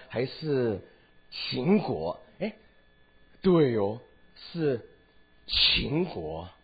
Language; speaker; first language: Chinese; early bilingual, other home language; Min Nan Chinese